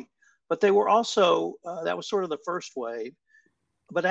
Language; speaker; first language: English; native; English